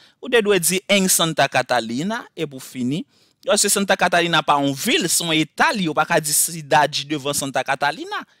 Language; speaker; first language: Portuguese; non-native, fluent; Haitian Creole